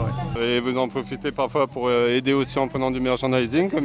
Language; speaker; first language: French; native; French